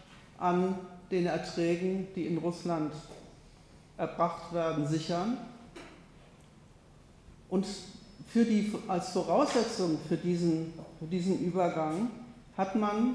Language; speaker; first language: German; native; German